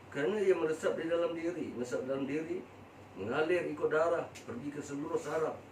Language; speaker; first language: Malay; native; Malay